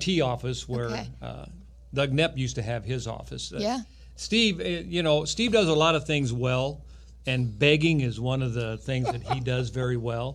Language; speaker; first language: English; native; English